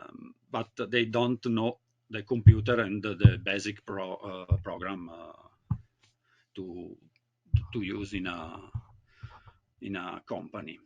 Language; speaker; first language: English; non-native, learner; Italian